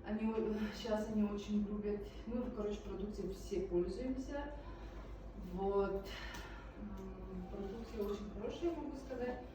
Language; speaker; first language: Russian; non-native, local second language; Yakut